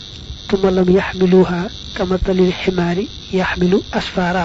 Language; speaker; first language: Arabic; non-native, fluent; Wolof